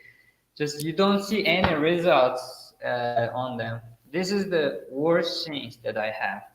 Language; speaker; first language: English; non-native, fluent; Uzbek